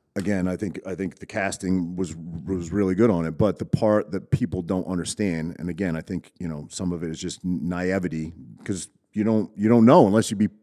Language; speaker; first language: English; native; English